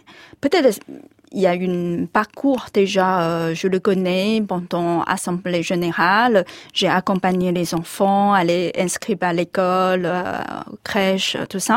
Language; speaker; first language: French; non-native, fluent; Chinese